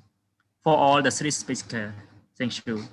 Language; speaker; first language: English; non-native, fluent; Khmer